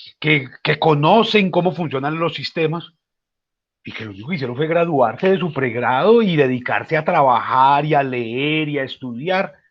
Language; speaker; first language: Spanish; native; Spanish